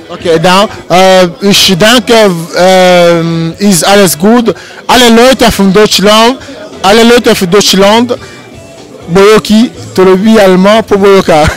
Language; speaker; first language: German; non-native, learner; Lingala